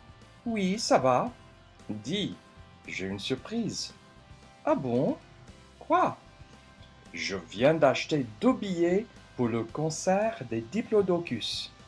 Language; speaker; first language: French; non-native, fluent; English